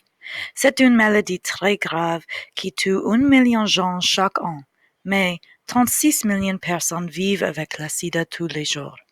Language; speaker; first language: French; non-native, learner; English